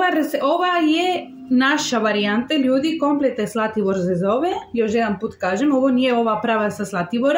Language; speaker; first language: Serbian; non-native, learner; Spanish